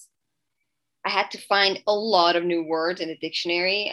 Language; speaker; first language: English; non-native, fluent; Persian